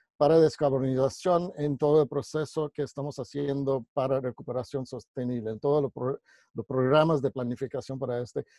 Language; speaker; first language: Spanish; non-native, fluent; English